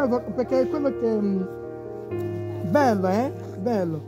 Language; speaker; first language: Italian; non-native, learner; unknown